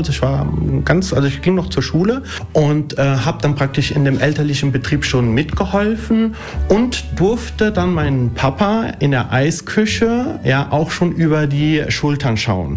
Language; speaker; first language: German; early bilingual, other home language; Italian